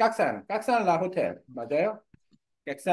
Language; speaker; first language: Vietnamese; non-native, learner; Korean